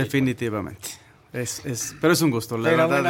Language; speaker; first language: Spanish; native; Spanish